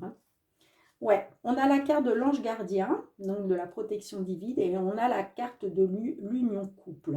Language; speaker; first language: French; native; French